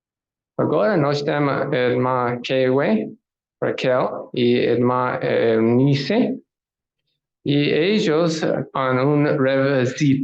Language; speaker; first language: Portuguese; non-native, learner; English